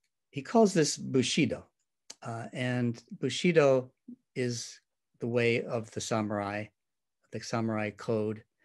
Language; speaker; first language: English; native; English